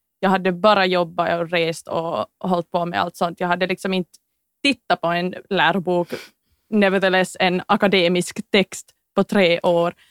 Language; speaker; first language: Swedish; native; Swedish